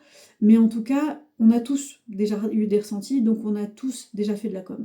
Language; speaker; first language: French; native; French